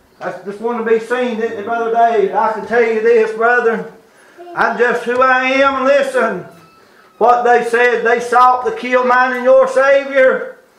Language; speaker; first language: English; native; English